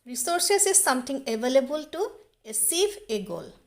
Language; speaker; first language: English; non-native, local second language; Assamese